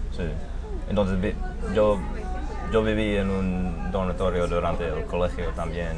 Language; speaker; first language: Spanish; non-native, fluent; English